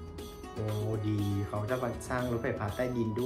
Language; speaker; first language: Thai; non-native, fluent; Vietnamese